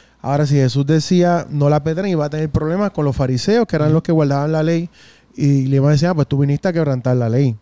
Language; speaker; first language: Spanish; native; Spanish